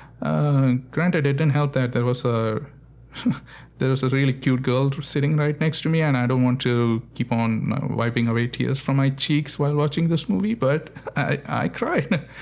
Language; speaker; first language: English; non-native, local second language; Tamil